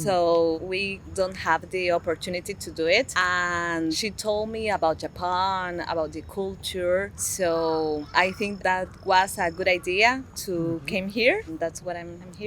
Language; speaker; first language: English; non-native, fluent; Spanish